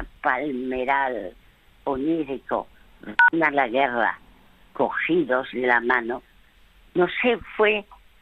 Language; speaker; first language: Spanish; early bilingual, other home language; French